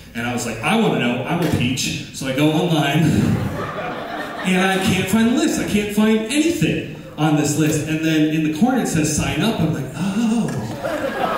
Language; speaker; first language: English; native; English